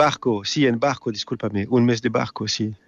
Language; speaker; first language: Spanish; non-native, fluent; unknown